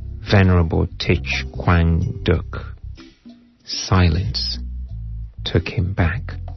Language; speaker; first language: English; non-native, local second language; Ganda